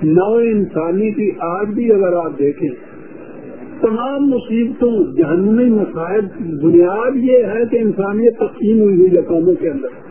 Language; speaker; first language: Urdu; non-native, local second language; Punjabi